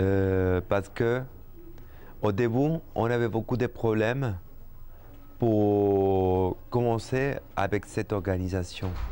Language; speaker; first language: French; non-native, fluent; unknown